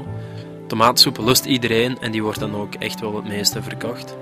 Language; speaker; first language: Dutch; native; Dutch